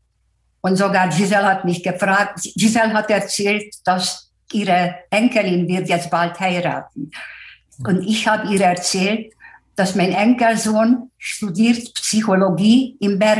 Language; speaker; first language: German; non-native, fluent; Hungarian